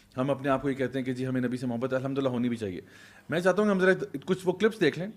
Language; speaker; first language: Urdu; native; Urdu